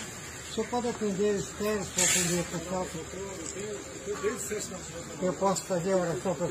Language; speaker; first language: Portuguese; native; Portuguese